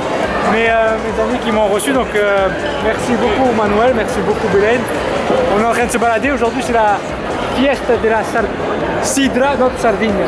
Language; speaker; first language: French; native; French